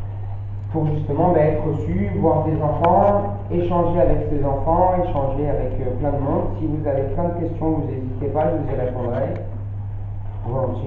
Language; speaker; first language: French; native; French